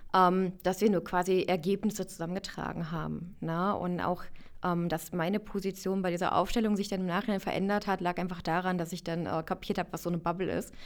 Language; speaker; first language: German; native; German